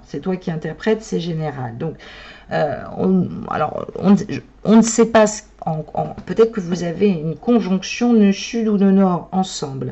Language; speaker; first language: French; native; French